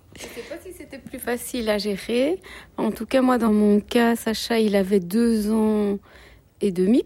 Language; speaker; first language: French; native; French